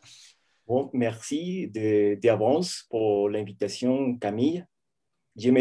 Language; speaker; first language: French; non-native, fluent; Spanish